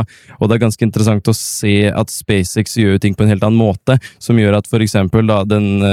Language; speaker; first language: Norwegian; native; Norwegian